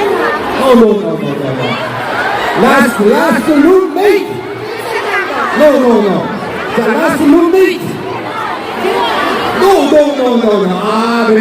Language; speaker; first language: English; non-native, learner; Korean